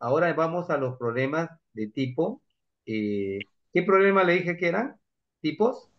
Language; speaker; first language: Spanish; native; Spanish